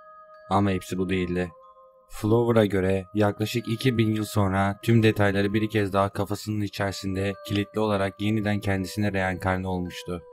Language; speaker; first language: Turkish; native; Turkish